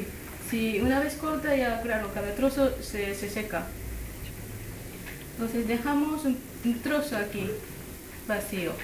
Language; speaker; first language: Spanish; non-native, learner; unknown